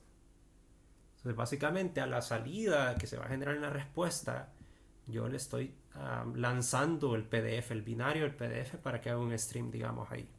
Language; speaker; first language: Spanish; native; Spanish